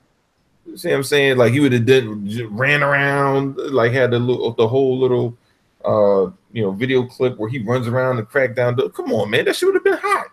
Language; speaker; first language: English; native; English